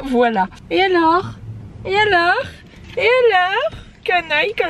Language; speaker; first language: French; native; French